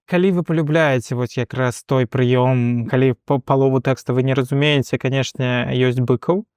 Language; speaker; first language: Belarusian; non-native, local second language; Russian